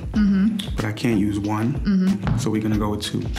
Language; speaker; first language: English; native; English